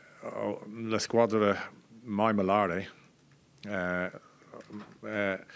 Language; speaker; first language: Italian; non-native, learner; English